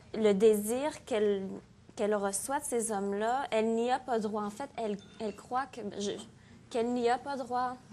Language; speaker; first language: French; native; French